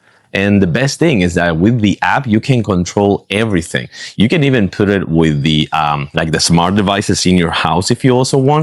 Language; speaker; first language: English; non-native, fluent; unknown